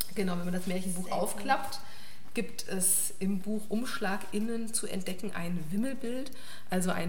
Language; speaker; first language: German; native; German